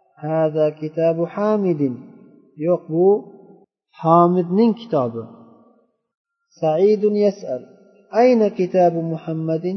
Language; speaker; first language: Arabic; non-native, fluent; Uzbek